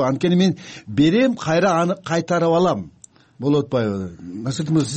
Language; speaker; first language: Kyrgyz; native; Kyrgyz